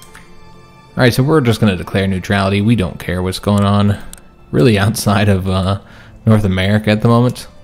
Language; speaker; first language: English; native; English